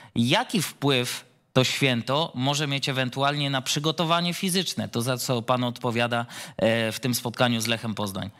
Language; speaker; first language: Polish; native; Polish